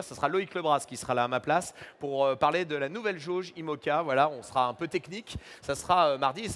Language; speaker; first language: French; native; French